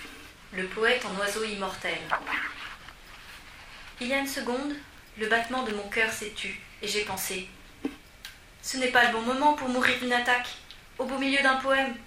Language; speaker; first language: French; native; French